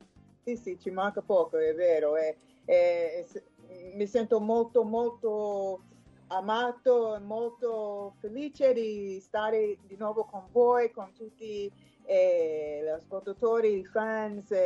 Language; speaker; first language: Italian; non-native, fluent; English